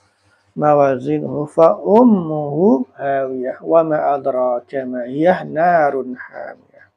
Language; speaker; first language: Arabic; non-native, fluent; Indonesian